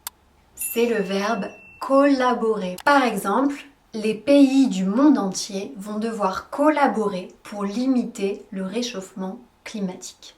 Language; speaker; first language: French; native; French